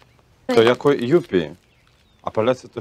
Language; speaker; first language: Polish; non-native, learner; Russian